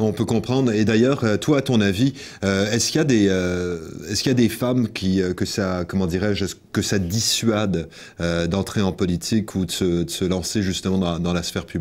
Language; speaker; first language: French; native; French